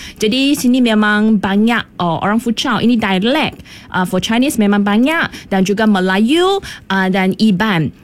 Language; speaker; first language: Malay; non-native, local second language; Chinese